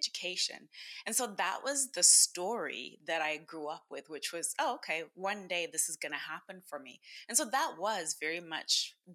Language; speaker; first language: English; non-native, local second language; Shona